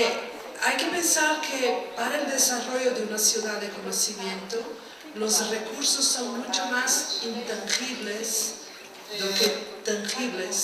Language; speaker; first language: Spanish; non-native, fluent; Portuguese